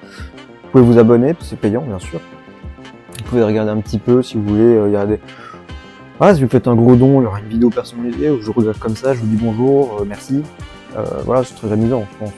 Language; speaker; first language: French; native; French